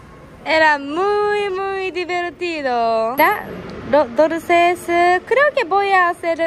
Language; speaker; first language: Spanish; non-native, fluent; Japanese